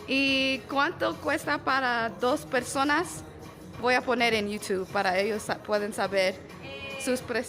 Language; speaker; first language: Spanish; non-native, learner; English